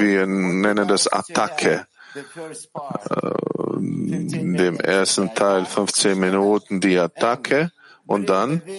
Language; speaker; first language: German; non-native, fluent; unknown